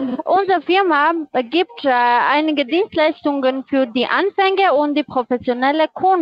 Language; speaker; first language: German; non-native, fluent; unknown